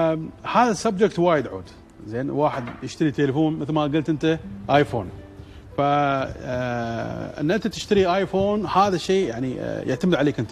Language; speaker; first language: Arabic; native; Arabic